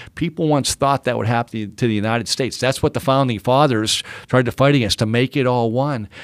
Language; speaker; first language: English; native; English